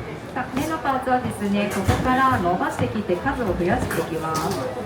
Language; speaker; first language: Japanese; native; Japanese